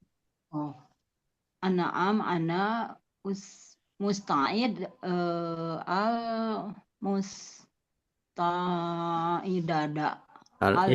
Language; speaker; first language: Arabic; non-native, learner; Indonesian